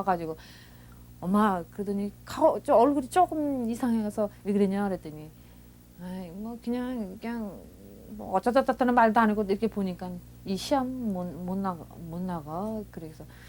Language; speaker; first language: Korean; early bilingual, heritage; Korean